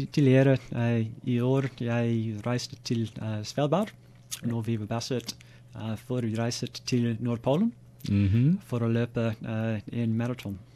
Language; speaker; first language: Norwegian; non-native, learner; English